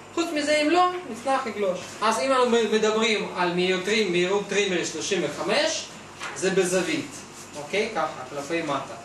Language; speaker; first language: Hebrew; non-native, fluent; Russian